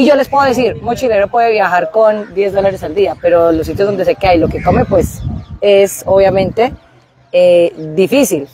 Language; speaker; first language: Spanish; native; Spanish